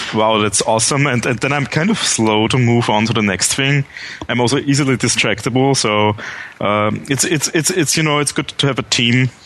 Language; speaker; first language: English; non-native, fluent; German